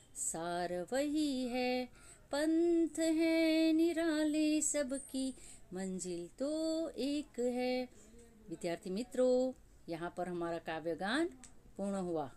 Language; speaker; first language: Hindi; non-native, local second language; Gujarati